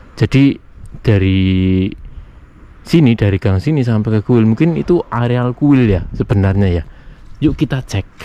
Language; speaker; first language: Indonesian; native; Indonesian